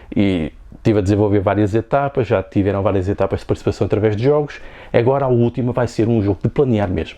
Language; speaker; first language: Portuguese; native; Portuguese